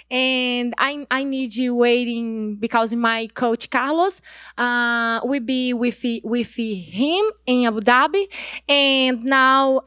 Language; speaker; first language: English; non-native, learner; Portuguese